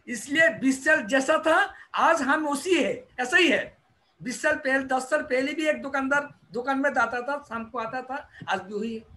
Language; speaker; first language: Hindi; non-native, local second language; Bangla